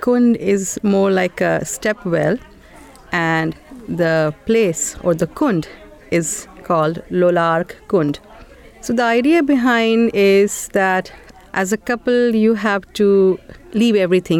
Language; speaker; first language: English; non-native, local second language; Hindi